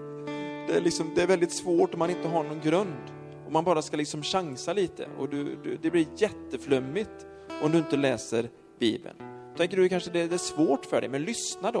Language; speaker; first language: Swedish; native; Swedish